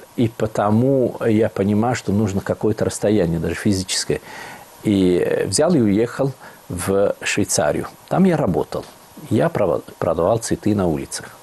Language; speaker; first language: Russian; non-native, fluent; Italian